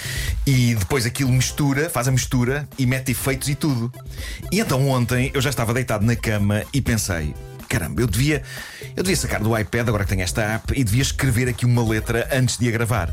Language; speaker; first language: Portuguese; native; Portuguese